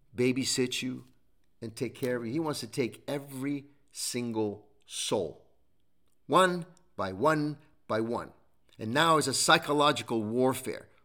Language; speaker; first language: English; non-native, fluent; Italian